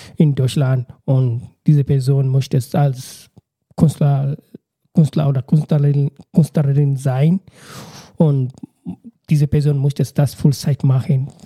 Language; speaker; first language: German; non-native, learner; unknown